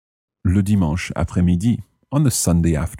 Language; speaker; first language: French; non-native, fluent; English